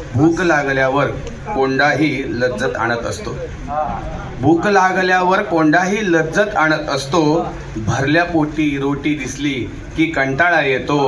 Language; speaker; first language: Marathi; non-native, local second language; Konkani